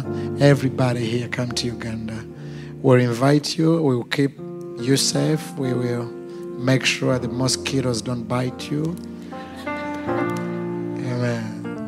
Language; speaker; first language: English; non-native, local second language; Ganda